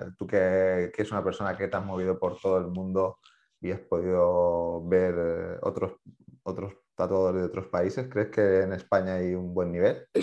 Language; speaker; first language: Spanish; native; Spanish